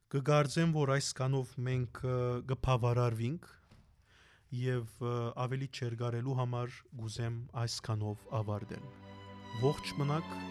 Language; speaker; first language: Armenian; early bilingual, heritage; Armenian